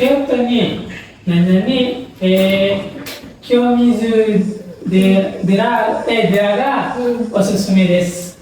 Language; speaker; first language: Japanese; non-native, learner; Indonesian